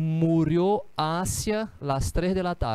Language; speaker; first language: Spanish; non-native, fluent; Portuguese